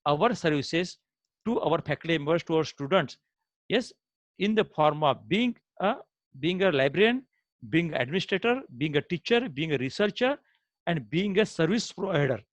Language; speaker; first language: English; non-native, local second language; Marathi